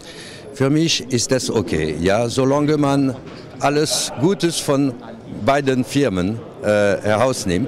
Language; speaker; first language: German; non-native, fluent; French